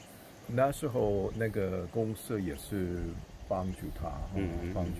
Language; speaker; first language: Chinese; non-native, fluent; English